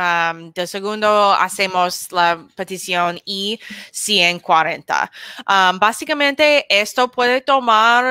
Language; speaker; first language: Spanish; non-native, learner; English